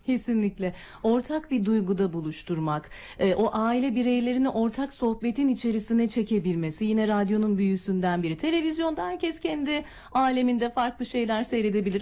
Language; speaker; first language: Turkish; native; Turkish